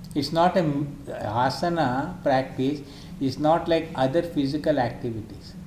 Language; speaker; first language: English; non-native, local second language; Kannada